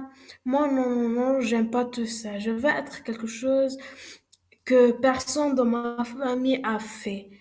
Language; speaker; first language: French; non-native, learner; Arabic